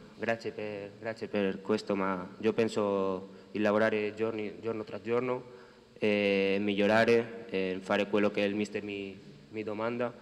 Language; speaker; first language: Italian; non-native, fluent; Spanish